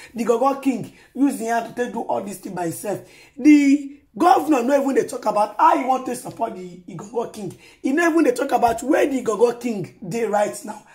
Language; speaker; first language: Nigerian Pidgin; non-native, local second language; Yoruba